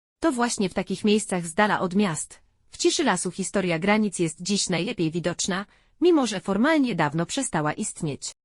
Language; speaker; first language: Polish; native; Polish